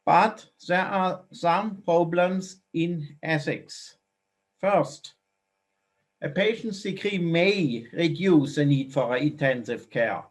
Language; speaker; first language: English; non-native, fluent; German